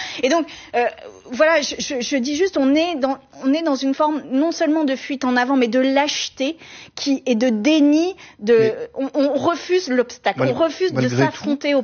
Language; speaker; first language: French; native; French